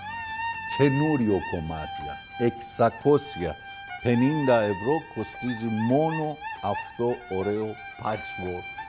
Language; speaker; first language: Greek; non-native, learner; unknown